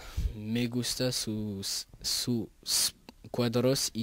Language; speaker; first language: Spanish; non-native, learner; French